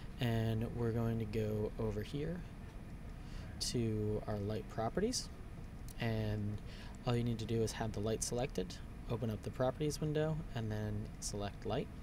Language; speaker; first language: English; native; English